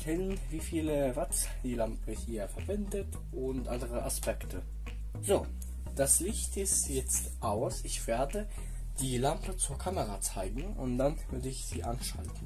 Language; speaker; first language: German; non-native, fluent; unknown